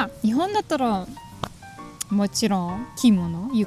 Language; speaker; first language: Japanese; non-native, learner; German